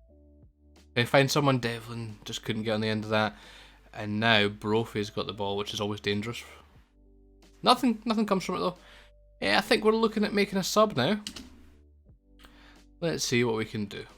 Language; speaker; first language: English; native; English